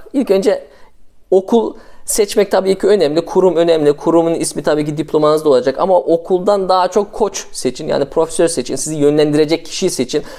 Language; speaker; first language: Turkish; early bilingual, heritage; Turkish